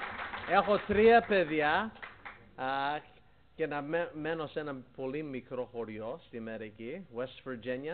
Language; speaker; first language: Greek; early bilingual, heritage; Greek